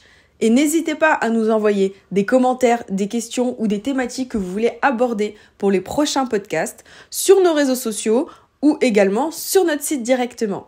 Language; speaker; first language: French; native; French